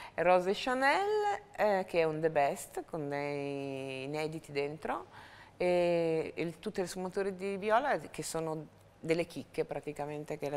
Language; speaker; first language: Italian; native; Italian